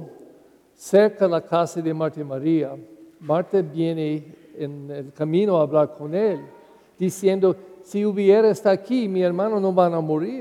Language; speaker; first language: Spanish; non-native, learner; English